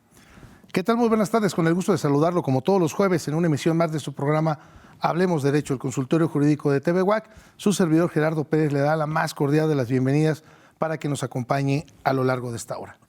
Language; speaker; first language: Spanish; native; Spanish